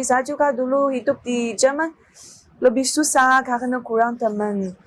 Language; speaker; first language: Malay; non-native, learner; Chinese